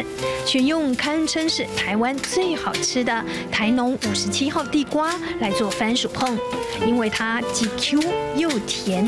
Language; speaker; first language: Chinese; native; Chinese